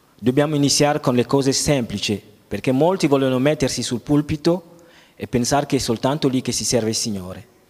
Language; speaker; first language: Italian; non-native, fluent; French